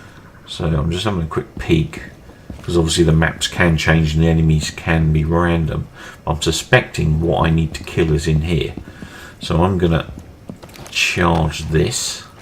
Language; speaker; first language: English; native; English